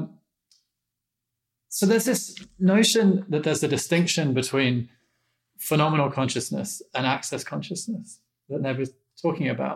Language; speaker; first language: English; native; English